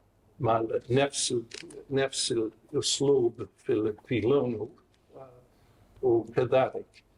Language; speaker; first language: Arabic; non-native, fluent; English